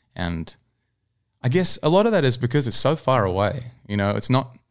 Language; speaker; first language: English; native; English